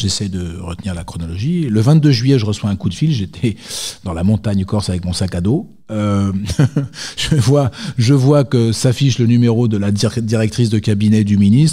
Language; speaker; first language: French; native; French